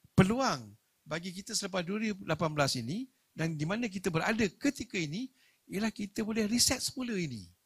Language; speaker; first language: Malay; native; Malay